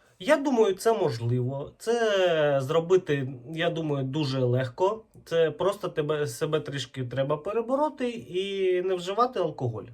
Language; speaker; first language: Ukrainian; non-native, local second language; Russian